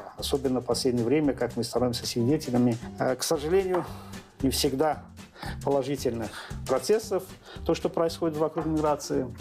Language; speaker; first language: Russian; non-native, local second language; Azerbaijani